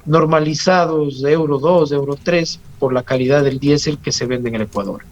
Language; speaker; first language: Spanish; native; Spanish